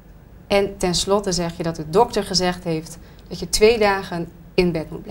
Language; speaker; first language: Dutch; native; Dutch